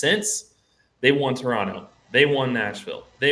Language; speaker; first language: English; native; English